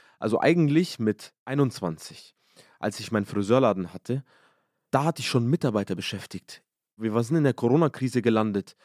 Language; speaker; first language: German; early bilingual, other home language; Arabic